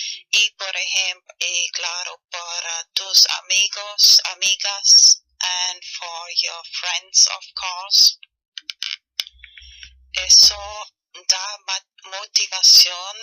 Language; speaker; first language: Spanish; non-native, fluent; German